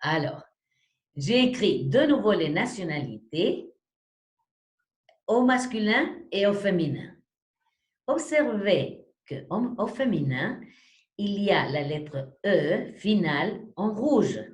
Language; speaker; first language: French; non-native, fluent; Spanish